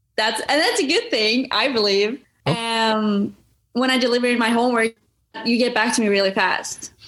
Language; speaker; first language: English; non-native, fluent; Norwegian